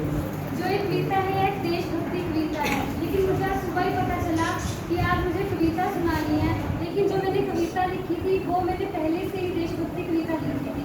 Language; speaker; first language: Hindi; native; Hindi